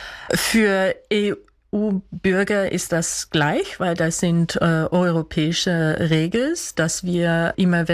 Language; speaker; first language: German; non-native, fluent; Dutch